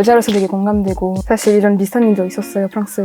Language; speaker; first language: Korean; non-native, fluent; French